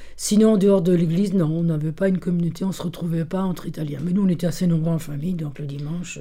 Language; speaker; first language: French; early bilingual, other home language; Italian